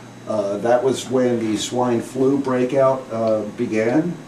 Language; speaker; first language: English; native; English